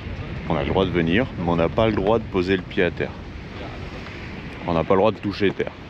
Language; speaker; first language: French; native; French